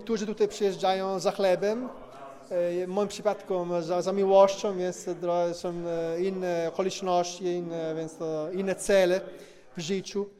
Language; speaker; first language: Polish; non-native, fluent; Italian